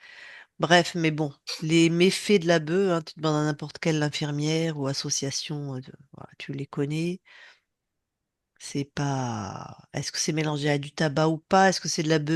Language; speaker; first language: French; native; French